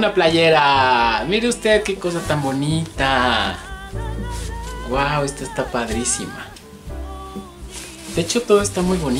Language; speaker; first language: Spanish; native; Spanish